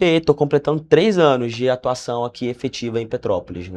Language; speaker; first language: Portuguese; native; Portuguese